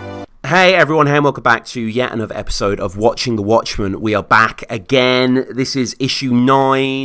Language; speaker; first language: English; native; English